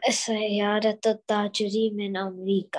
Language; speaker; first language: Arabic; non-native, learner; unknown